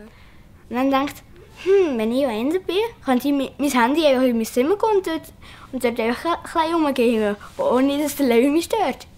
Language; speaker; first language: German; non-native, local second language; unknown